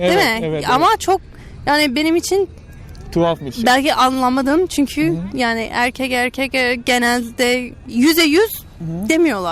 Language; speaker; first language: Turkish; non-native, learner; English